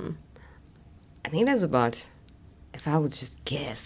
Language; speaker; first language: English; non-native, local second language; Kamba